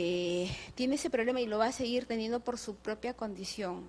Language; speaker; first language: Spanish; native; Spanish